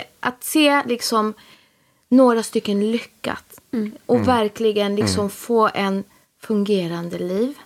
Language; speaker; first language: Swedish; early bilingual, other home language; Spanish